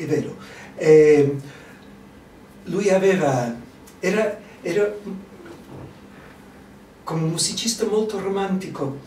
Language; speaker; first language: Italian; non-native, fluent; English